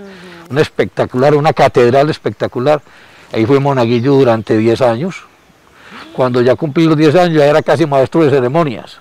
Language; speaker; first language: Spanish; native; Spanish